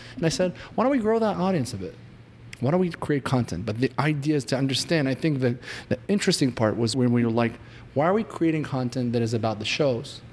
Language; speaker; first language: English; non-native, fluent; Hebrew